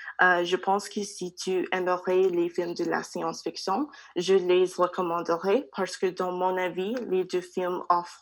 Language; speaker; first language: French; non-native, learner; English